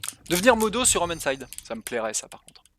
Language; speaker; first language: French; native; French